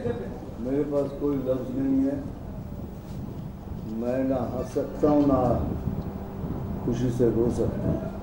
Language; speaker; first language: Hindi; non-native, local second language; Bangla